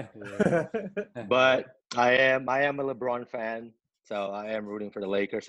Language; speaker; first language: English; non-native, local second language; Filipino